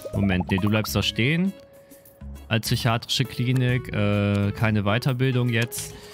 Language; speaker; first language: German; native; German